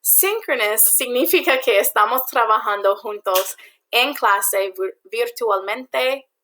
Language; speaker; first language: Spanish; non-native, learner; English